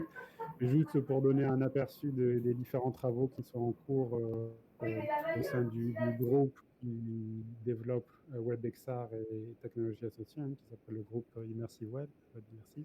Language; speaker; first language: French; native; French